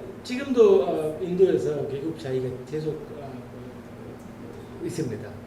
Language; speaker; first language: Korean; non-native, learner; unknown